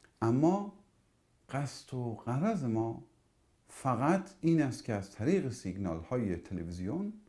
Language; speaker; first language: Persian; native; Persian